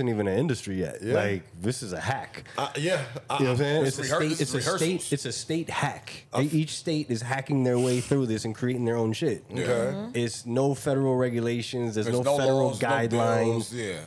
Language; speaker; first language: English; native; English